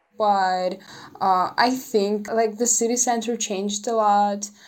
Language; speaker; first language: English; non-native, fluent; Russian